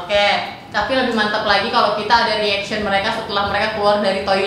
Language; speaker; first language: Indonesian; native; Indonesian